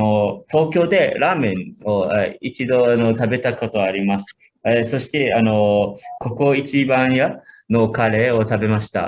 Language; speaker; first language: Japanese; non-native, fluent; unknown